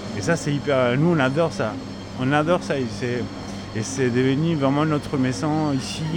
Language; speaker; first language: French; non-native, fluent; Spanish